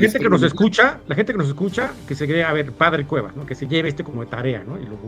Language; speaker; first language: Spanish; native; Spanish